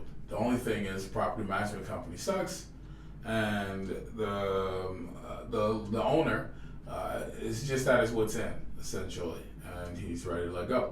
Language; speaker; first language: English; native; English